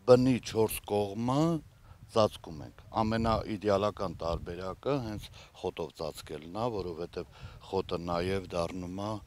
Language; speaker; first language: Armenian; native; Armenian